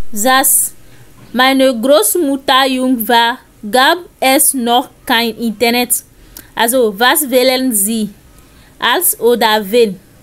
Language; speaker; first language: German; non-native, fluent; French